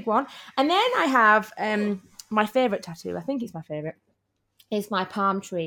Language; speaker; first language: English; native; English